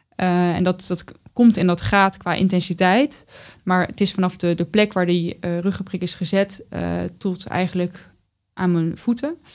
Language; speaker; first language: Dutch; native; Dutch